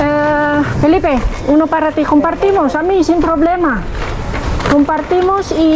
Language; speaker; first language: Spanish; non-native, learner; Filipino